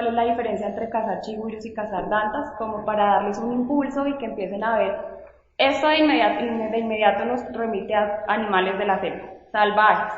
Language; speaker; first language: Spanish; native; Spanish